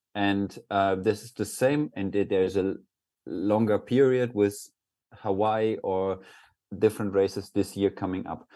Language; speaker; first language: English; non-native, fluent; German